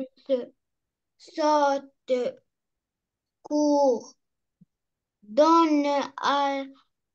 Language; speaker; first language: French; non-native, learner; Arabic